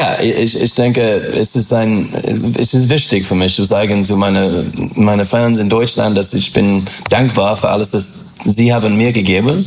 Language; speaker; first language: German; non-native, learner; English